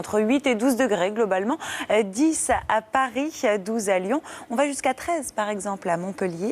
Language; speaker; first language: French; native; French